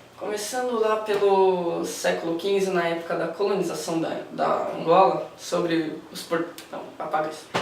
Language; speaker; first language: Portuguese; native; Portuguese